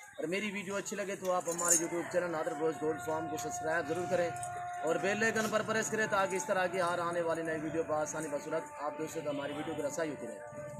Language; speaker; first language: Urdu; non-native, local second language; Saraiki